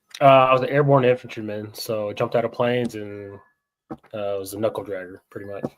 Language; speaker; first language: English; native; English